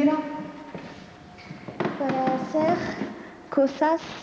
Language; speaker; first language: Spanish; non-native, learner; French